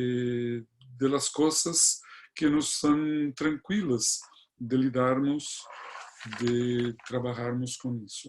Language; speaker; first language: Spanish; non-native, fluent; Portuguese